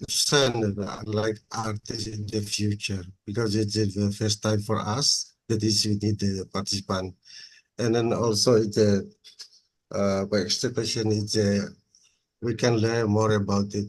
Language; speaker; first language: English; non-native, learner; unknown